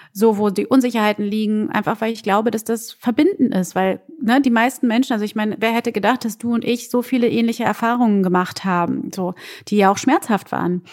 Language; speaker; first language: German; early bilingual, other home language; Portuguese